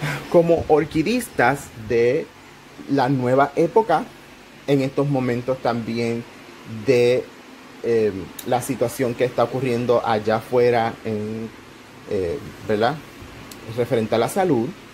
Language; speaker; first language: Spanish; native; Spanish